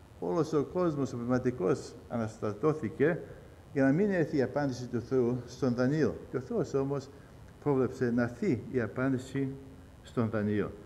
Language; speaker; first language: Greek; early bilingual, heritage; Greek